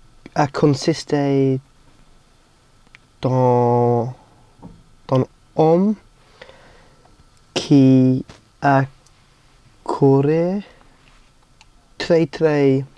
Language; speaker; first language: French; non-native, learner; English